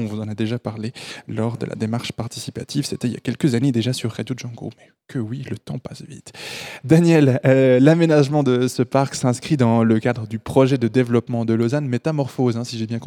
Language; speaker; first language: French; native; French